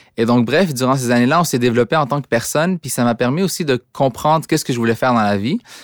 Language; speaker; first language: French; early bilingual, other home language; Arabic